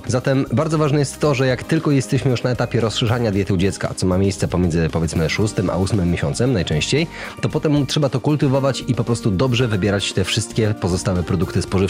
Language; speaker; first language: Polish; native; Polish